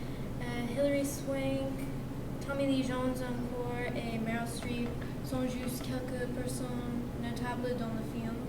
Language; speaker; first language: French; non-native, learner; English